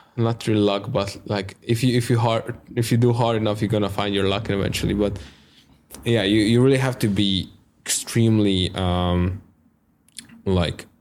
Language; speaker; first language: English; non-native, fluent; Hungarian